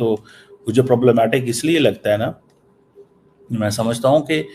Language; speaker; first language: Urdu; non-native, local second language; Punjabi